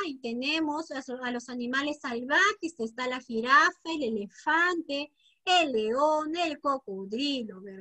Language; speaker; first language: Spanish; native; Spanish